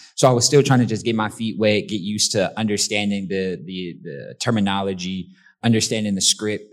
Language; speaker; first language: English; native; English